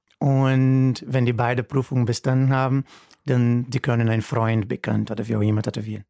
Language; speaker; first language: German; non-native, fluent; Portuguese